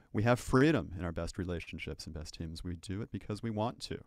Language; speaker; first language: English; native; English